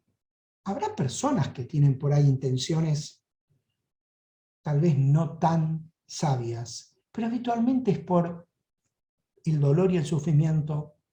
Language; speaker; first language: Spanish; native; Spanish